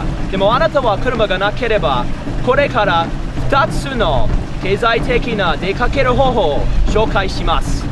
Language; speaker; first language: Japanese; non-native, learner; English